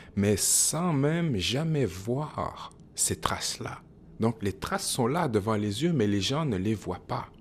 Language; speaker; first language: French; native; French